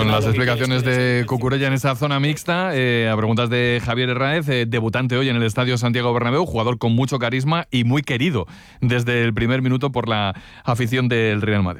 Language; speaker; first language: Spanish; native; Spanish